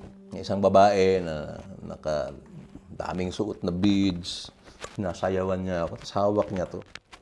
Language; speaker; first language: English; non-native, local second language; Filipino